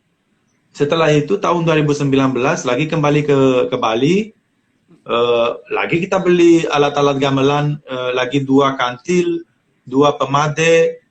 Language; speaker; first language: Indonesian; non-native, fluent; Romanian